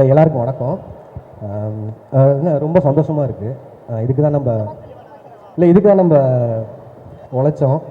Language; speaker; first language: Tamil; non-native, learner; Telugu